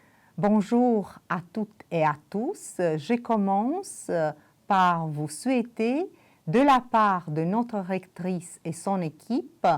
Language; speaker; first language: French; non-native, fluent; Romanian